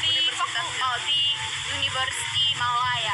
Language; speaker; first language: Indonesian; non-native, fluent; Korean